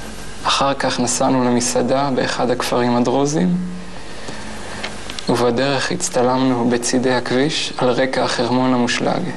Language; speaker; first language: Hebrew; native; Hebrew